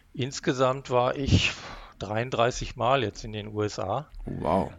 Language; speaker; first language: German; native; German